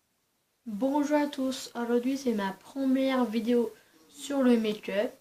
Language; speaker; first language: French; early bilingual, other home language; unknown